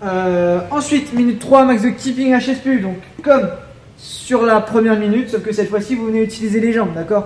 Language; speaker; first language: French; native; French